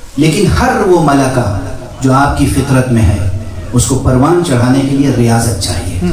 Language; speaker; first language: Urdu; native; Urdu